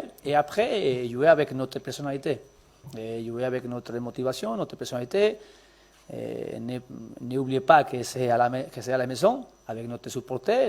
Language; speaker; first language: French; non-native, learner; Spanish